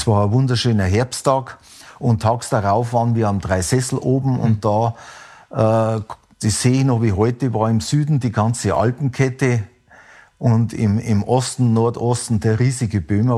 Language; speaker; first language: German; native; German